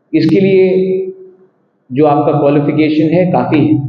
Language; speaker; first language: Hindi; non-native, local second language; Kok Borok